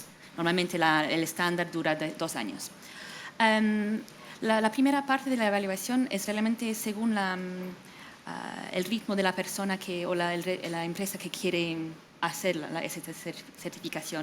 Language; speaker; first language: Spanish; non-native, fluent; English